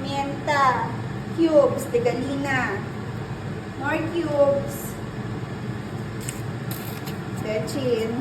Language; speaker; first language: Spanish; non-native, learner; Filipino